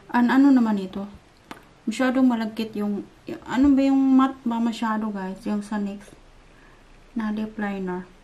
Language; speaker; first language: Filipino; non-native, local second language; Cebuano